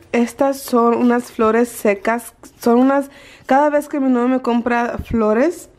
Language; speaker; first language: Spanish; early bilingual, heritage; Spanish